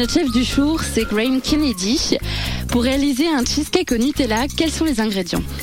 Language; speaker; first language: French; native; French